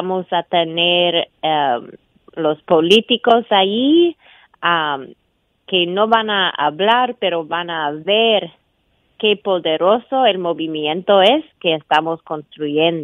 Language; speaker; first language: Spanish; non-native, fluent; English